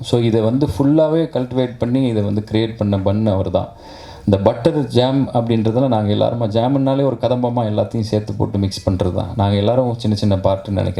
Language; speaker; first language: Tamil; native; Tamil